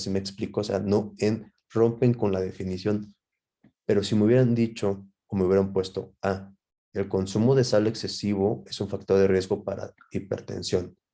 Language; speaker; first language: Spanish; native; Spanish